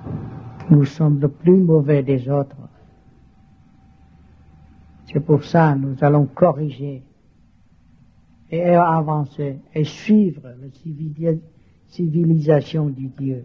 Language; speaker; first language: French; non-native, learner; Vietnamese